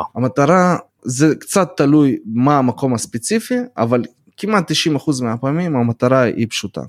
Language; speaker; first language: Hebrew; early bilingual, other home language; Russian